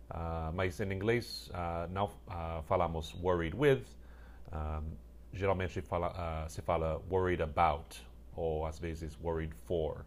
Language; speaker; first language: Portuguese; non-native, fluent; English